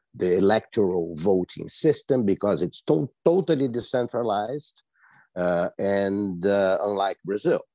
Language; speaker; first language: English; non-native, fluent; Portuguese